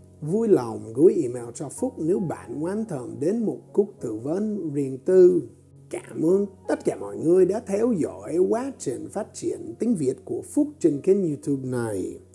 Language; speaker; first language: Vietnamese; non-native, fluent; English